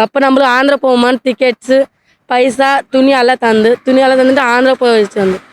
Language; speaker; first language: Malayalam; non-native, learner; Tamil